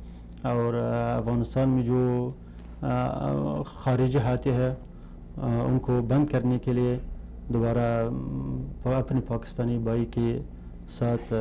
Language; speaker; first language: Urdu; non-native, fluent; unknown